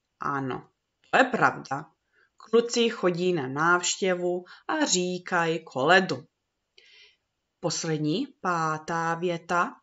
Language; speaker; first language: Czech; early bilingual, heritage; Czech